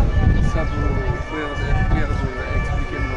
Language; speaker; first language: French; non-native, learner; Japanese